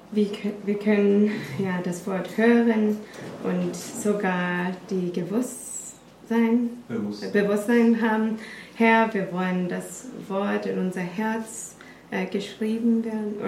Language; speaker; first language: German; non-native, fluent; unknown